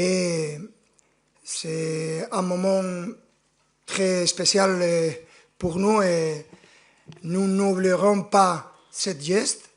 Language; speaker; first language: French; non-native, fluent; Spanish